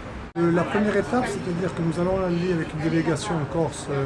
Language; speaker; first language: French; native; French